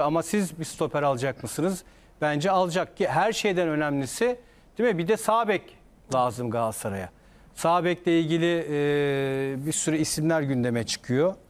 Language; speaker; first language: Turkish; native; Turkish